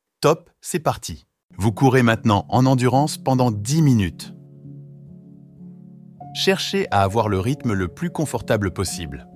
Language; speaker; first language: French; native; French